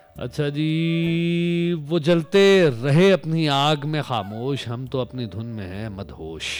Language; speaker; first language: Urdu; non-native, local second language; Punjabi